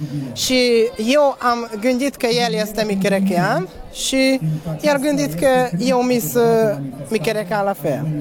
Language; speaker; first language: Romanian; non-native, learner; Hungarian